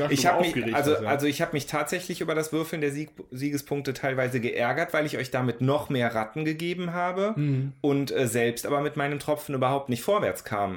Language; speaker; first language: German; native; German